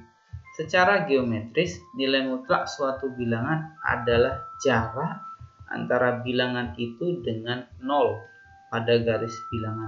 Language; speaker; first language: Indonesian; native; Indonesian